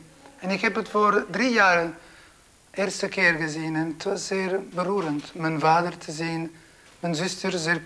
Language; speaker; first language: Dutch; non-native, local second language; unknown